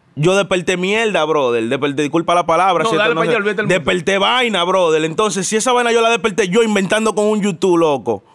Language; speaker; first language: Spanish; native; Spanish